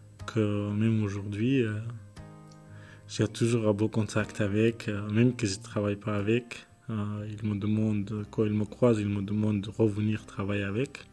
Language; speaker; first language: French; non-native, learner; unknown